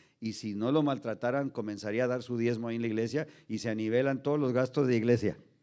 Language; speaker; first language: Spanish; early bilingual, heritage; Spanish